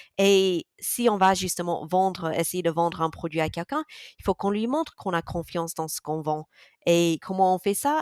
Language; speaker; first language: French; non-native, fluent; English